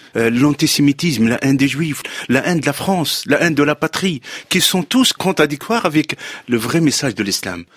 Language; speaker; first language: French; non-native, local second language; Arabic